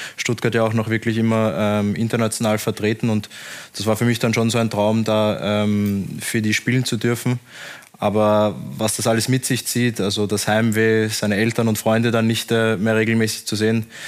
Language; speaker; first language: German; native; German